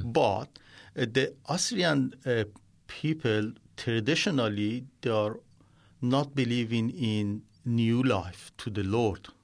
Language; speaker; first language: English; non-native, learner; Persian